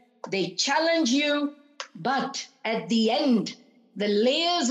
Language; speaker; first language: English; non-native, local second language; Punjabi